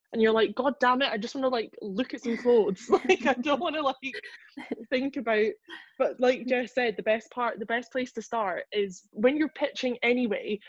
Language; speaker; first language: English; native; English